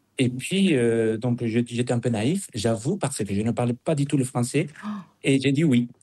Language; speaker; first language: French; non-native, fluent; Spanish